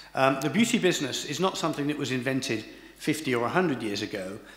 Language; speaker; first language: English; native; English